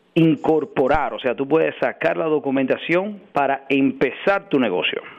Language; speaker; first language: Spanish; early bilingual, heritage; Spanish